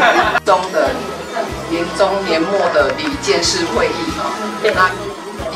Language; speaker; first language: Chinese; native; Chinese